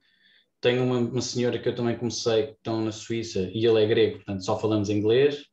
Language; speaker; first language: Portuguese; native; Portuguese